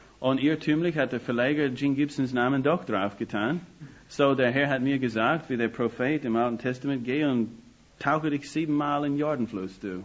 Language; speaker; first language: German; non-native, fluent; English